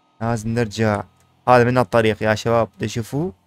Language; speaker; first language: Arabic; native; Arabic